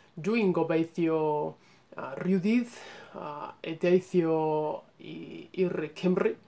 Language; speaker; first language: Welsh; non-native, learner; Spanish